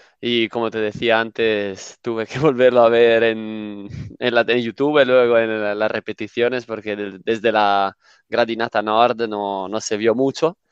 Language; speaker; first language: Spanish; non-native, fluent; Italian